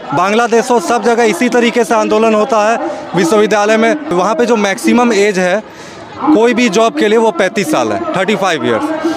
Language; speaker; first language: Hindi; native; Hindi